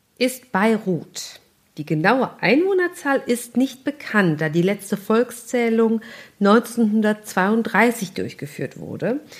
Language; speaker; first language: German; native; German